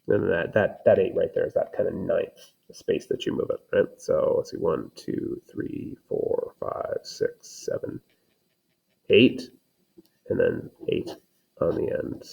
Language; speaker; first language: English; native; English